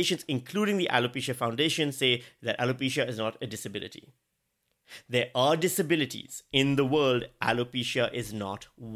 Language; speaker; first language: English; non-native, local second language; Urdu